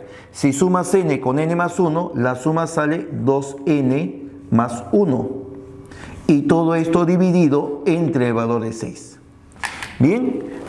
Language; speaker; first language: Spanish; native; Spanish